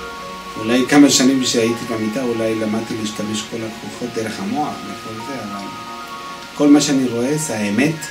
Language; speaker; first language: Hebrew; non-native, fluent; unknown